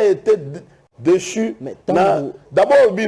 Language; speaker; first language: French; non-native, local second language; Lingala